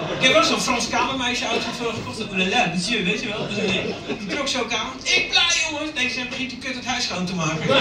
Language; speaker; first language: Dutch; early bilingual, other home language; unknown